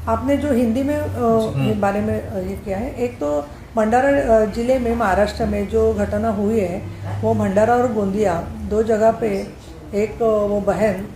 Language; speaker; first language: Hindi; non-native, local second language; Marathi